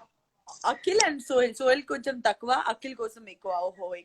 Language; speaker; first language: Telugu; non-native, local second language; Gujarati